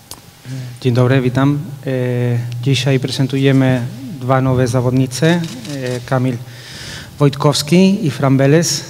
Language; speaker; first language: Polish; non-native, fluent; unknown